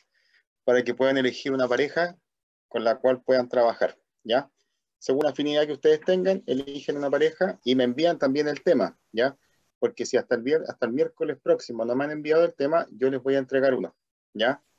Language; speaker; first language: Spanish; native; Spanish